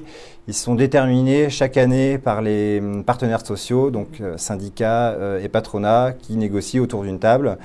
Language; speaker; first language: French; native; French